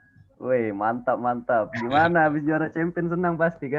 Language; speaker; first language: Indonesian; native; Indonesian